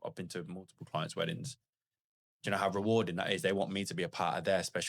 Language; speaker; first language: English; native; English